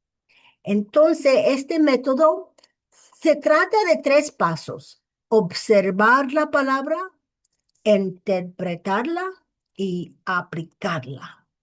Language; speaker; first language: Spanish; early bilingual, heritage; English